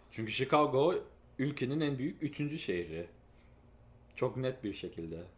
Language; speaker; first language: Turkish; early bilingual, heritage; Turkish